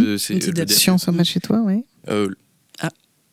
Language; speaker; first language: French; native; French